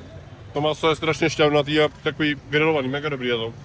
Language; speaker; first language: Czech; native; Czech